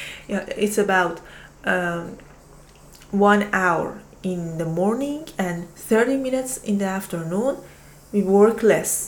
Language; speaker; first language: English; non-native, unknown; Persian